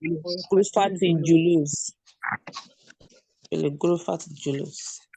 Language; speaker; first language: Arabic; non-native, learner; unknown